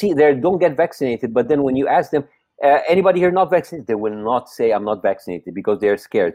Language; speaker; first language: English; non-native, fluent; Arabic